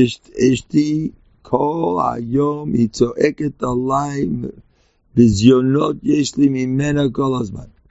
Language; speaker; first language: Hebrew; non-native, fluent; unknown